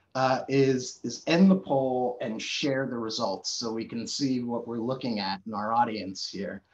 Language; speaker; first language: English; native; English